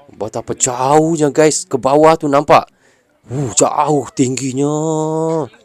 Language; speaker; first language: Malay; native; Malay